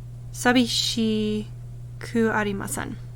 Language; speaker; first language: Japanese; non-native, learner; English